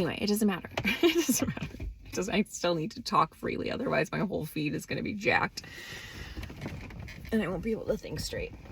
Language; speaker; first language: English; native; English